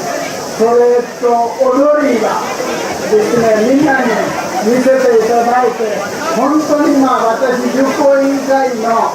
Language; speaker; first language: Japanese; non-native, fluent; Urdu